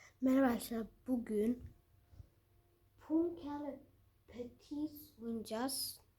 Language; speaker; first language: Turkish; early bilingual, heritage; Turkish